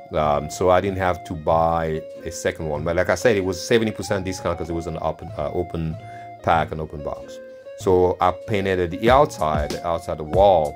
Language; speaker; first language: English; non-native, fluent; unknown